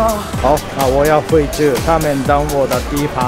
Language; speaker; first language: Chinese; non-native, fluent; Japanese